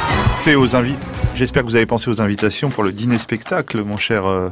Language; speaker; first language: French; native; French